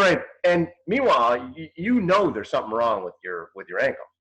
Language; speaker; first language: English; native; English